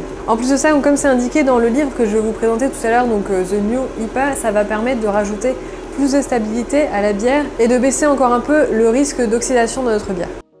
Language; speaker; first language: French; native; French